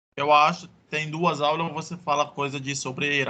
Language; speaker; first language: Portuguese; non-native, learner; Arabic